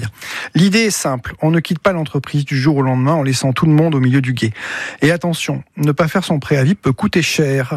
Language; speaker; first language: French; native; French